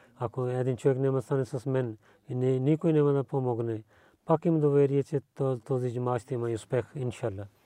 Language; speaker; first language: Bulgarian; non-native, learner; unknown